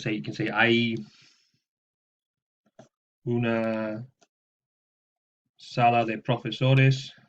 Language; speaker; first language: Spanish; non-native, fluent; English